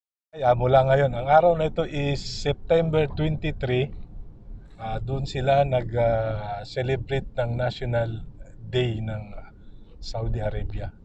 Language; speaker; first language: Filipino; non-native, local second language; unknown